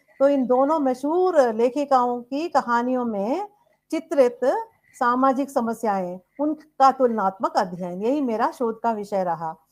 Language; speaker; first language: Hindi; non-native, local second language; Tamil